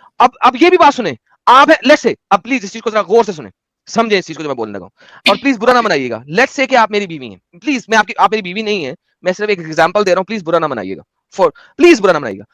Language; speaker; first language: Hindi; native; Hindi